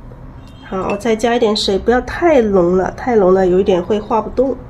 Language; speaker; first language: Chinese; native; Chinese